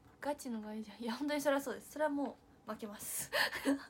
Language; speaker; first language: Japanese; native; Japanese